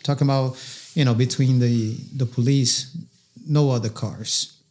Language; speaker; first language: English; non-native, fluent; Portuguese